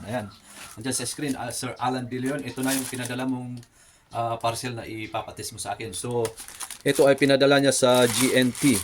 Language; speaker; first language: Filipino; non-native, local second language; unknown